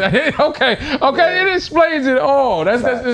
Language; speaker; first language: English; native; English